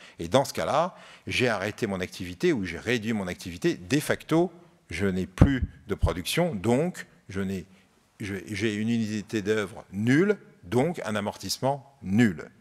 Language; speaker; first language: French; native; French